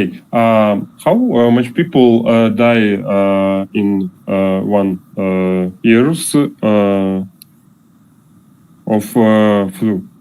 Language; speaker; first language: English; non-native, learner; Russian